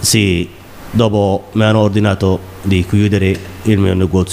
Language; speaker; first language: Italian; non-native, learner; Somali